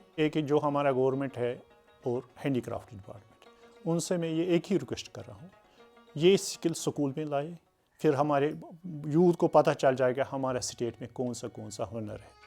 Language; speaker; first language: Urdu; non-native, local second language; Kashmiri